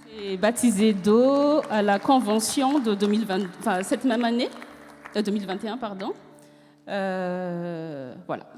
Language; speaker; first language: French; non-native, local second language; Malagasy